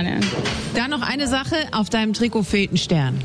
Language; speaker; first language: German; native; German